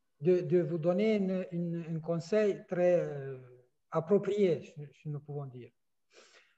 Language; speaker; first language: French; non-native, fluent; Romanian